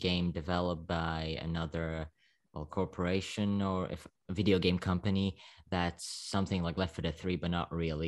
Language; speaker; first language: English; non-native, fluent; Slovak